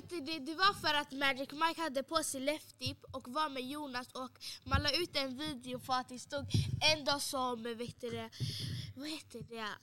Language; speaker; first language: Swedish; early bilingual, other home language; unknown